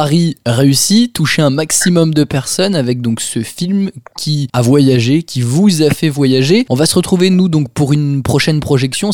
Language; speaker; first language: French; native; French